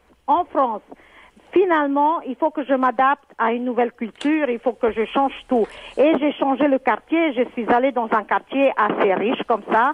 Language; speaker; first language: French; non-native, fluent; Serbian